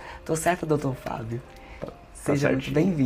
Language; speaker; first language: Portuguese; native; Portuguese